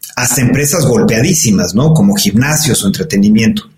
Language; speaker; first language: Spanish; native; Spanish